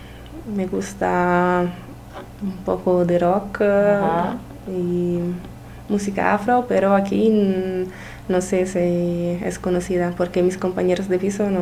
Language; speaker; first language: Spanish; non-native, learner; Italian